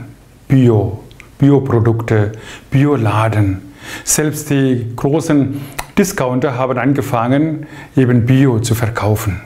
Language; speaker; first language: German; non-native, fluent; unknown